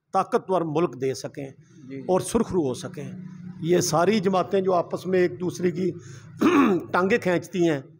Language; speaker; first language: Urdu; non-native, local second language; Punjabi